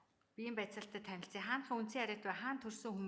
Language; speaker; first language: Mongolian; native; Mongolian